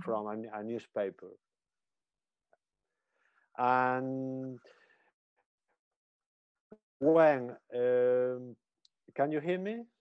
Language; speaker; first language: English; non-native, learner; Spanish